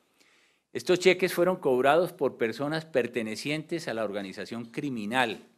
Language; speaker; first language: Spanish; native; Spanish